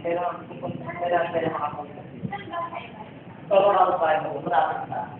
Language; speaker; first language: Filipino; native; Filipino